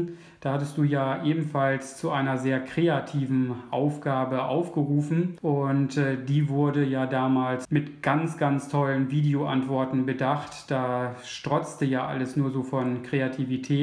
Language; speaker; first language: German; native; German